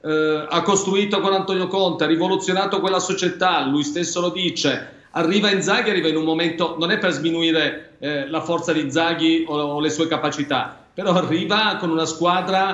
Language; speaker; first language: Italian; native; Italian